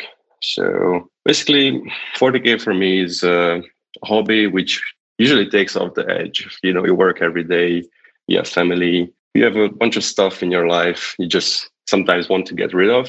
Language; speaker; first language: English; non-native, fluent; Hungarian